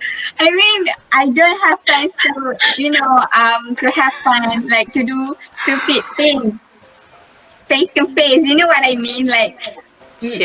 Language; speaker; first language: English; non-native, local second language; Malay